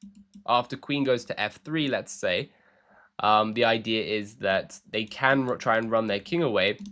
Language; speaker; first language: English; native; English